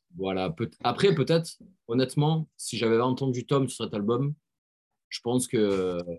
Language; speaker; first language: French; native; French